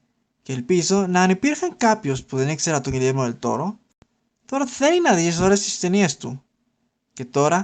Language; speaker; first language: Greek; non-native, learner; Spanish